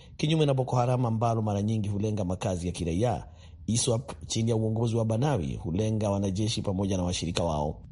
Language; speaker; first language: Swahili; native; Swahili